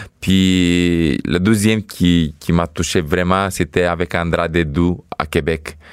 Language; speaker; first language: French; non-native, fluent; Romanian